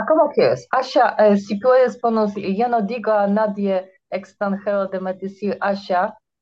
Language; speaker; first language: Spanish; non-native, learner; Polish